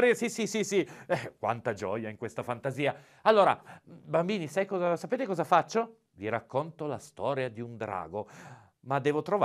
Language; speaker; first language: Italian; native; Italian